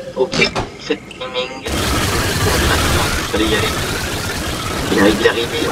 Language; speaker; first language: French; native; French